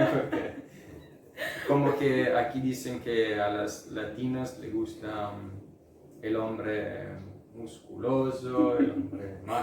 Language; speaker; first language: Spanish; non-native, fluent; Italian